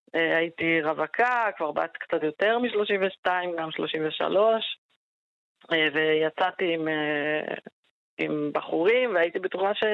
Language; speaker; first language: Hebrew; native; Hebrew